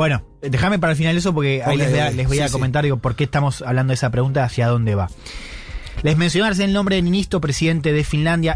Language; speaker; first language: Spanish; native; Spanish